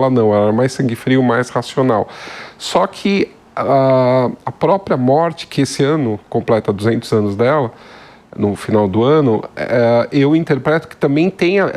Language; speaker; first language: Portuguese; native; Portuguese